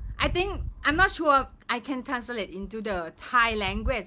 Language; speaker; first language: English; non-native, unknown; Thai